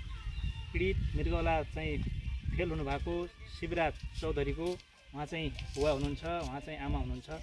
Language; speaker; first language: Nepali; native; Nepali